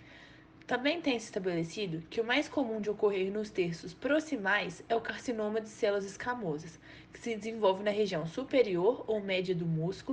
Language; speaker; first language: Portuguese; native; Portuguese